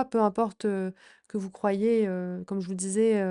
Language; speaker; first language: French; native; French